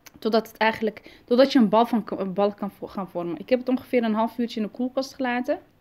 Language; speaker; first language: Dutch; early bilingual, other home language; Arabic